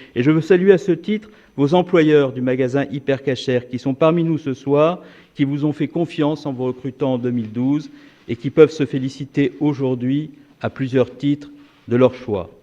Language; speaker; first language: French; native; French